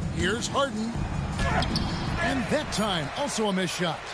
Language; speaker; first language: English; native; English